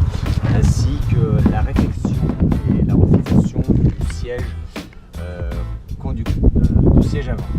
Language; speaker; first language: French; native; French